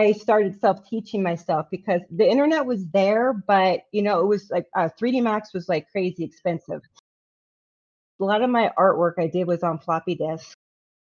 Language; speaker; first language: English; native; English